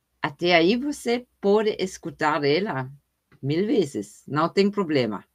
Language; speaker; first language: Portuguese; non-native, fluent; German